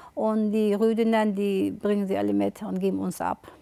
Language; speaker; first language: German; early bilingual, other home language; Turkish